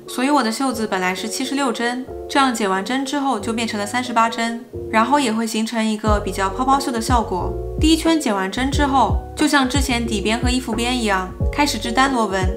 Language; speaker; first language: Chinese; native; Chinese